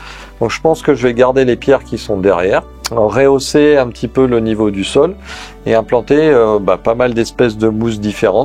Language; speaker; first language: French; native; French